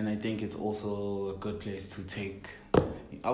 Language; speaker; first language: English; non-native, local second language; Swati